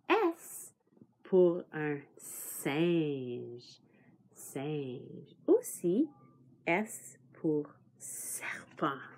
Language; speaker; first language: French; non-native, fluent; English